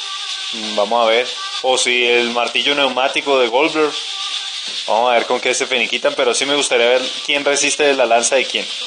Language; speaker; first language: Spanish; native; Spanish